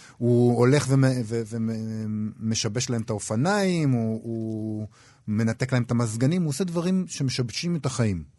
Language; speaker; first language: Hebrew; native; Hebrew